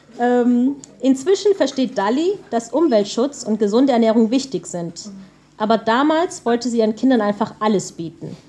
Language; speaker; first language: German; early bilingual, other home language; Punjabi